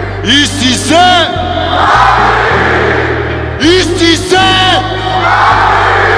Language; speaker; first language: French; non-native, learner; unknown